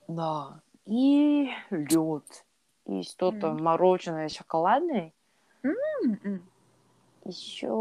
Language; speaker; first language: Russian; non-native, learner; Korean